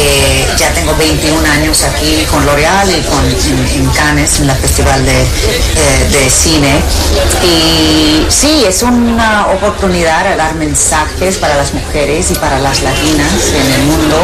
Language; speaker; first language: Spanish; early bilingual, heritage; English